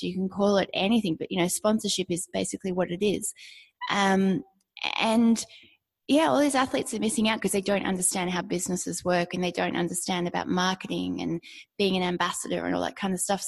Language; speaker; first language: English; native; English